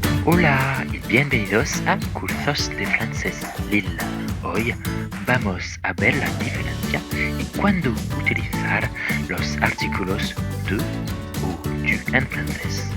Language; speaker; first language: Spanish; non-native, fluent; French